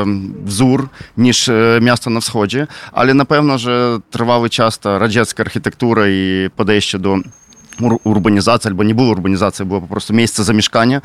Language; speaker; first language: Polish; non-native, fluent; Ukrainian